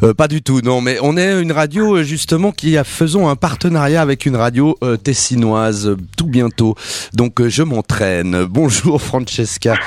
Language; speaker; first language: French; native; French